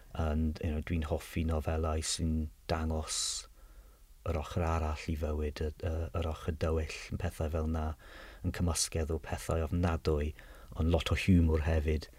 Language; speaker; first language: Welsh; non-native, fluent; English